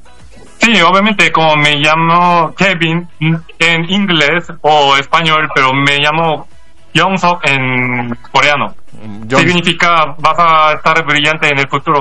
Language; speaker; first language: Spanish; non-native, fluent; Korean